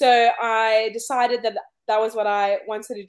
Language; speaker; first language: English; native; English